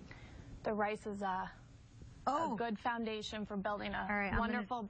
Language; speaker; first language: English; native; English